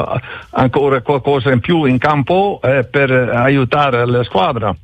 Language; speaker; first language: Italian; non-native, learner; Dutch